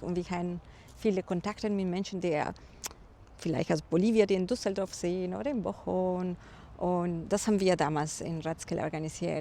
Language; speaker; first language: German; non-native, fluent; Spanish